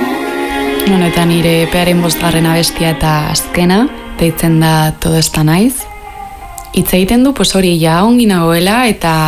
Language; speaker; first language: Basque; non-native, local second language; Spanish